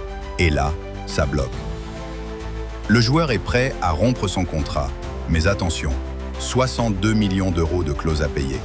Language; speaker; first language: French; native; French